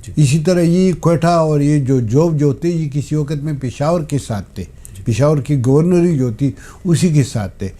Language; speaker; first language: Urdu; non-native, local second language; Pashto